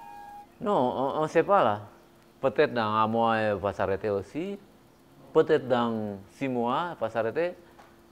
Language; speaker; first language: French; non-native, fluent; Indonesian